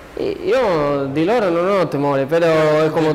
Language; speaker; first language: Italian; non-native, learner; Spanish